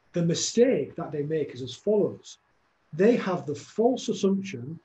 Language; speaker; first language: English; native; English